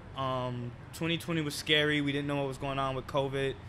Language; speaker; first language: English; native; English